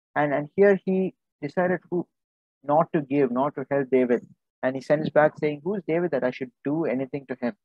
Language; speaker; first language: English; non-native, local second language; Tamil